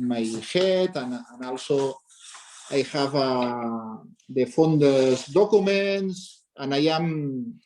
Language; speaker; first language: English; non-native, learner; Catalan